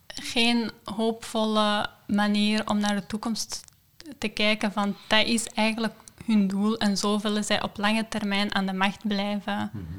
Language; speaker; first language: Dutch; non-native, fluent; Persian